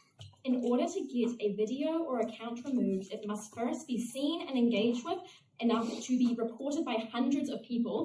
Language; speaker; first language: English; native; English